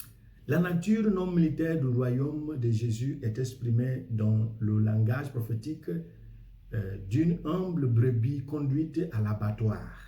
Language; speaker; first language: French; non-native, fluent; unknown